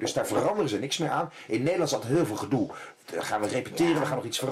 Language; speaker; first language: Dutch; native; Dutch